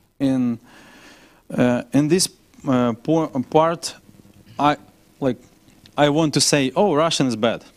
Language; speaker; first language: English; non-native, learner; Ukrainian